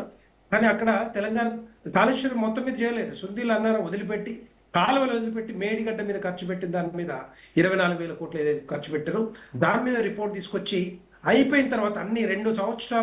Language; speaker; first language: Telugu; native; Telugu